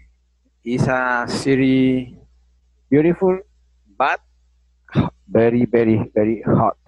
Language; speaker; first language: English; non-native, learner; Spanish